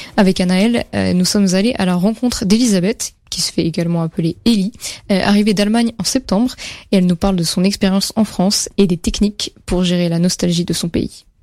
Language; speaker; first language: French; native; French